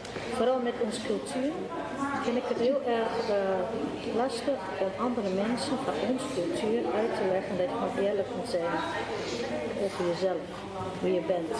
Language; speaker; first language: Dutch; early bilingual, other home language; Turkish